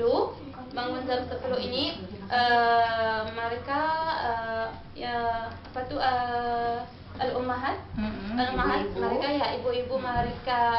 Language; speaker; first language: Indonesian; non-native, learner; Arabic